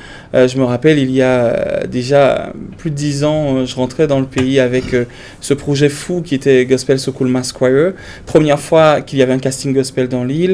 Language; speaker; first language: French; native; French